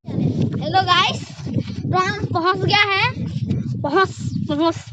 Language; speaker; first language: Hindi; non-native, local second language; Assamese